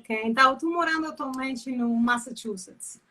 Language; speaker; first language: Portuguese; non-native, learner; Spanish